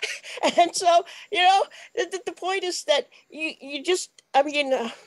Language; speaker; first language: English; native; English